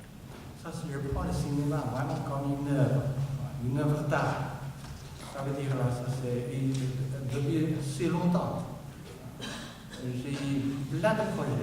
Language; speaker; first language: French; non-native, fluent; Chinese